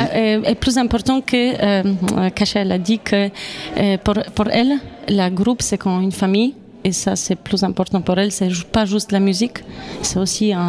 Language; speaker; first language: French; non-native, fluent; Polish